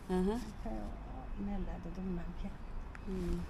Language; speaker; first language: Turkish; non-native, learner; Filipino